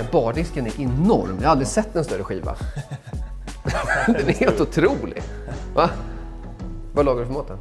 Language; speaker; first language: Swedish; native; Swedish